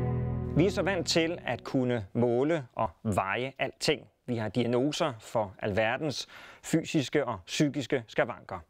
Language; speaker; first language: Danish; native; Danish